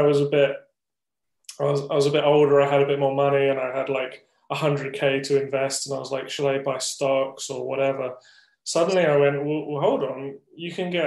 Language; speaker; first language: English; native; English